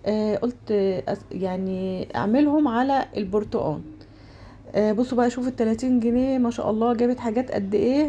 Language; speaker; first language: Arabic; native; Arabic